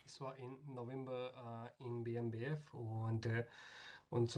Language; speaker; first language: German; non-native, learner; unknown